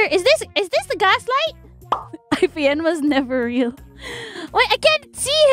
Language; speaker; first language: English; non-native, fluent; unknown